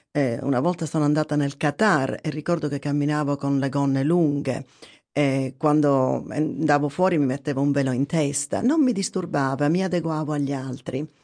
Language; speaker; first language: Italian; native; Italian